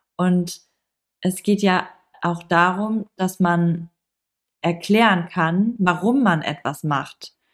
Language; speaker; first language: German; native; German